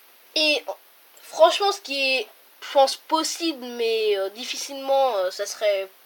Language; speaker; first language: French; native; French